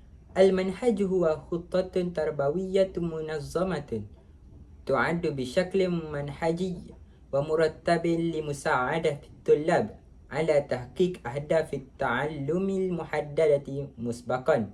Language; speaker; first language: Arabic; non-native, learner; Malay